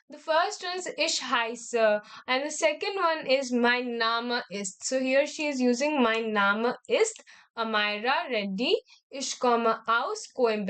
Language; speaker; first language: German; non-native, learner; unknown